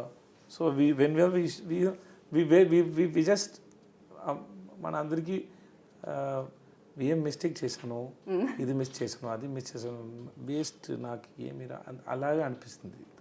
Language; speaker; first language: Telugu; non-native, learner; Tamil